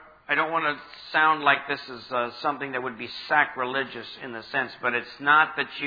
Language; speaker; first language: English; native; English